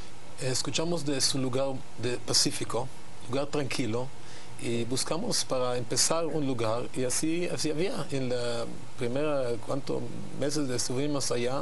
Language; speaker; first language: Spanish; non-native, learner; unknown